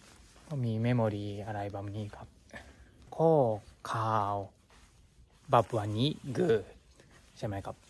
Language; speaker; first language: Thai; non-native, learner; Japanese